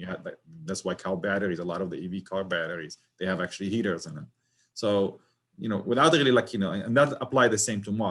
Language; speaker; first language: English; non-native, fluent; Arabic